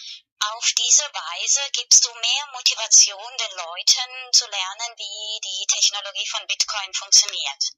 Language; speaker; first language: German; non-native, fluent; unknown